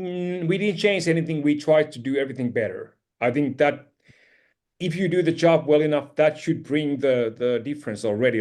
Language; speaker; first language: English; non-native, fluent; Finnish